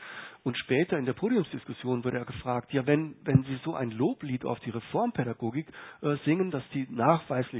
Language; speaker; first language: German; native; German